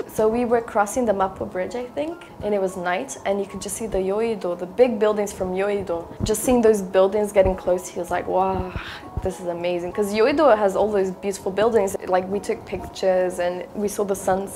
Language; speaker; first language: English; native; English